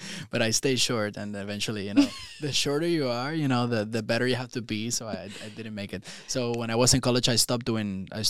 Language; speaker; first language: English; non-native, local second language; Spanish